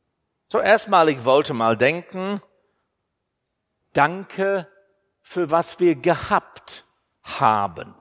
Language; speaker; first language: German; non-native, fluent; English